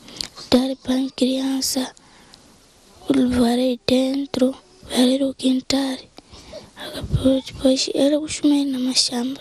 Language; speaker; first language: Portuguese; non-native, local second language; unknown